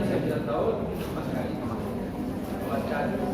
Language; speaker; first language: Indonesian; non-native, learner; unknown